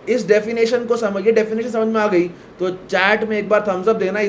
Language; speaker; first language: Hindi; native; Hindi